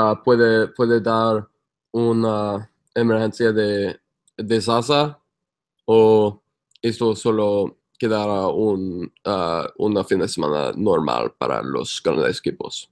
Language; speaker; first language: Spanish; non-native, fluent; English